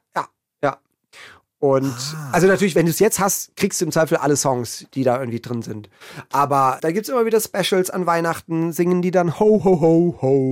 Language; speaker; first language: German; native; German